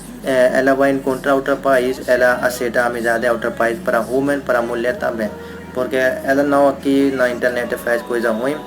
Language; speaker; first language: Portuguese; non-native, learner; Hindi